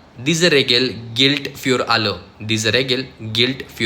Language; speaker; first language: German; non-native, learner; Hindi